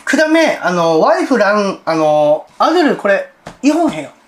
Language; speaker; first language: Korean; non-native, learner; Japanese